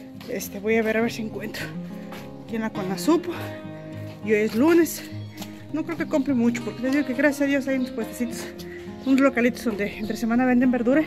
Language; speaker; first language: Spanish; native; Spanish